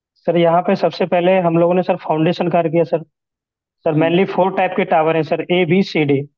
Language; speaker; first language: Hindi; native; Hindi